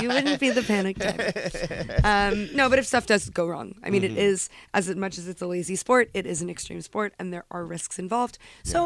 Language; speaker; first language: English; native; English